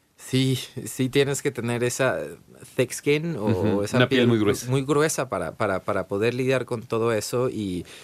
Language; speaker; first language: Spanish; native; Spanish